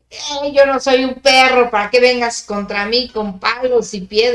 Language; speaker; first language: Spanish; native; Spanish